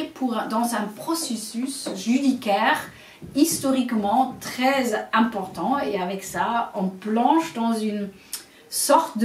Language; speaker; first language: French; non-native, fluent; German